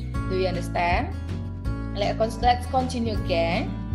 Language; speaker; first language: English; non-native, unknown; Indonesian